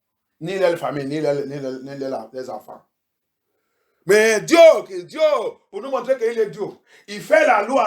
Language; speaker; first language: French; non-native, learner; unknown